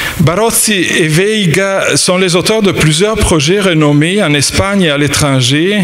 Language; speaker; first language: French; native; French